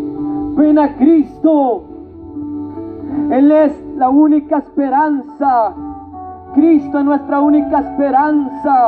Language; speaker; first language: Spanish; native; Spanish